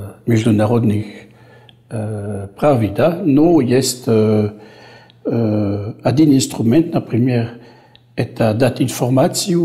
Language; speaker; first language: Russian; non-native, fluent; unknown